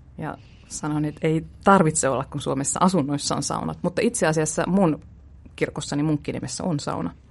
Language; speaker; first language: Finnish; native; Finnish